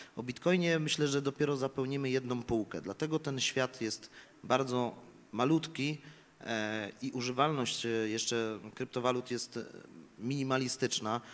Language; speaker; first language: Polish; native; Polish